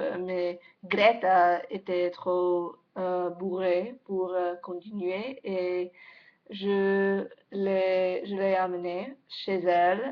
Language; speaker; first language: French; non-native, learner; English